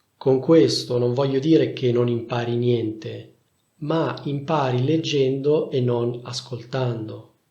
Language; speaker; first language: Italian; native; Italian